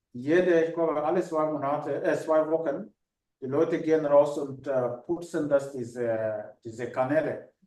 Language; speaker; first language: German; non-native, fluent; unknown